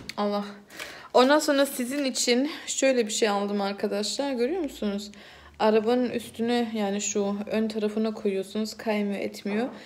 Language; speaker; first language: Turkish; early bilingual, heritage; Turkish